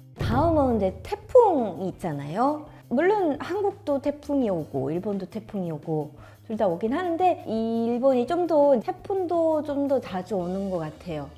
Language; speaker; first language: Korean; non-native, fluent; Japanese